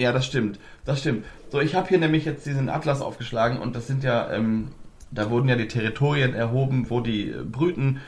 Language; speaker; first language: German; native; German